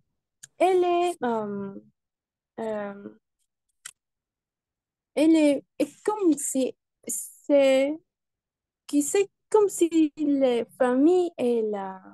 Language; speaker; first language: French; non-native, learner; Spanish